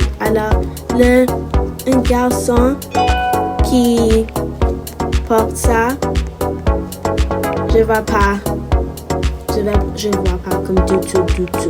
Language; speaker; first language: French; non-native, learner; English